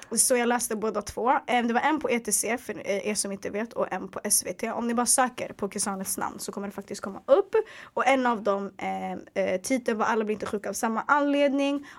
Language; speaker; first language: Swedish; early bilingual, other home language; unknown